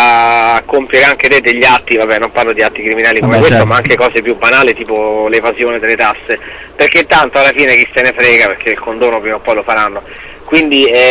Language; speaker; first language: Italian; native; Italian